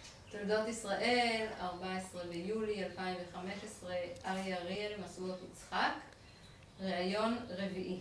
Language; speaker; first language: Hebrew; native; Hebrew